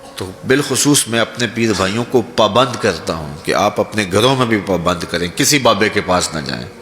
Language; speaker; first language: Urdu; non-native, local second language; Punjabi